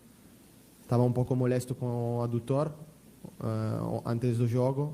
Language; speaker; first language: Portuguese; non-native, fluent; Italian